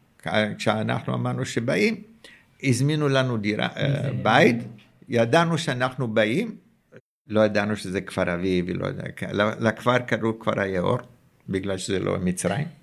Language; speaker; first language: Hebrew; early bilingual, other home language; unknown